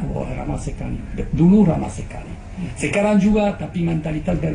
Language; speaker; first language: Indonesian; non-native, fluent; French